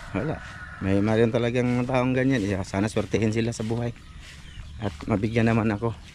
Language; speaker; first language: Filipino; non-native, local second language; Cebuano